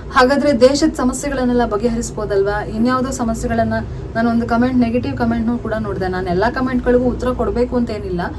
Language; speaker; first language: Kannada; native; Kannada